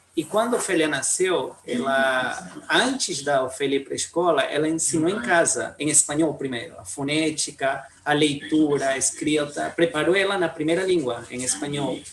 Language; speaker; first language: Portuguese; non-native, fluent; Spanish